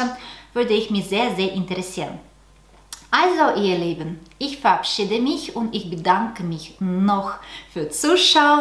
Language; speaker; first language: German; non-native, learner; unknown